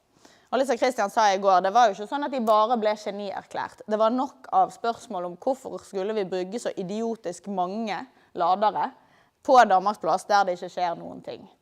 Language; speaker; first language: Norwegian; native; Norwegian